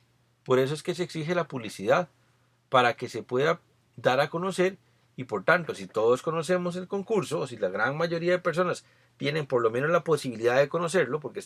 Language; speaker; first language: Spanish; native; Spanish